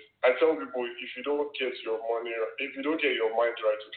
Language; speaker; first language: English; non-native, local second language; Yoruba